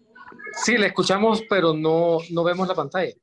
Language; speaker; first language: Spanish; native; Spanish